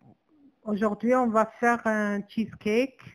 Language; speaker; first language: French; non-native, local second language; Arabic